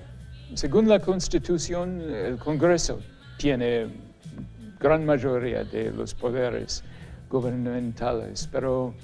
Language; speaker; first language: Spanish; non-native, fluent; English